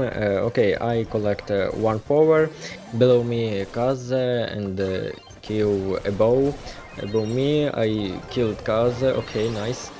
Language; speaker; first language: English; non-native, learner; Ukrainian